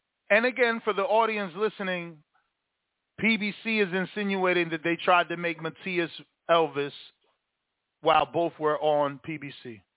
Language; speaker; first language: English; early bilingual, other home language; Spanish